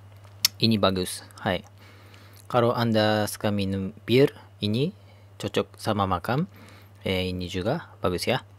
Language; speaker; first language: Indonesian; non-native, learner; Japanese